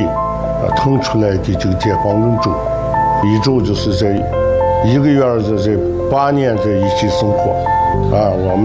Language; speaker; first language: Chinese; native; Chinese